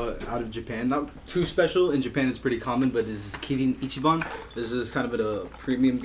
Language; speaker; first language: English; native; English